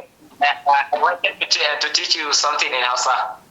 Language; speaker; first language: English; non-native, learner; Hausa